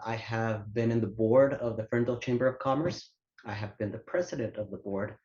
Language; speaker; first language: English; non-native, fluent; Spanish